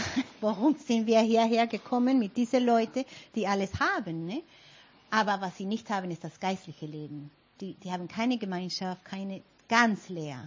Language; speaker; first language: German; non-native, fluent; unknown